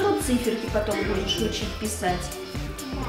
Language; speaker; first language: Russian; native; Russian